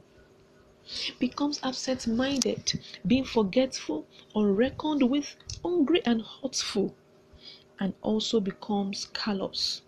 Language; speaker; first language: English; non-native, local second language; Yoruba